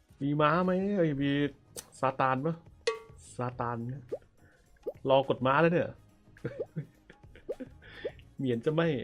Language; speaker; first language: Thai; native; Thai